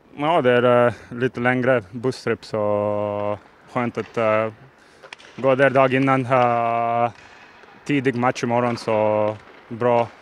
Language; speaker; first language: Swedish; non-native, learner; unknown